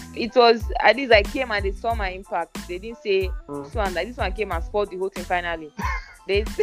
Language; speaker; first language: English; non-native, local second language; Yoruba